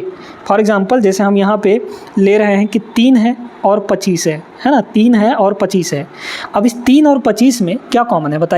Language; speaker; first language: Hindi; native; Hindi